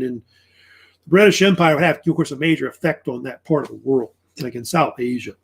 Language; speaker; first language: English; native; English